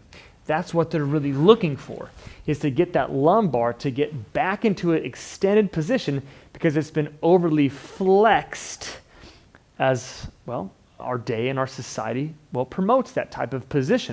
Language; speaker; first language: English; native; English